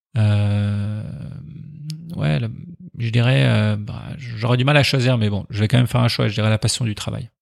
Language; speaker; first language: French; early bilingual, other home language; Persian